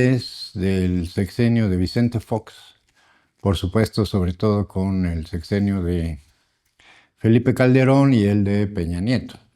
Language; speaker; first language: Spanish; native; Spanish